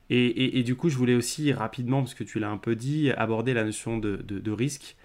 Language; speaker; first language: French; native; French